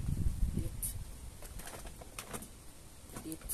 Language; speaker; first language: Dutch; non-native, learner; Indonesian